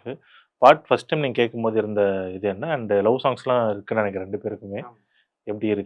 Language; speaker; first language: Tamil; native; Tamil